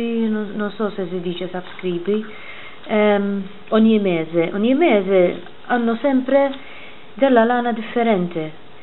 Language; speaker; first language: Italian; non-native, fluent; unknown